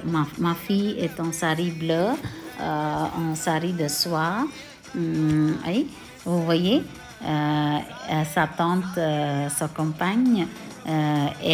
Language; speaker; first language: French; non-native, local second language; Tamil